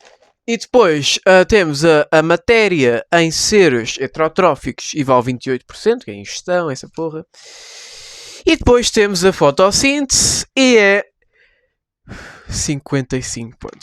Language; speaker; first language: Portuguese; native; Portuguese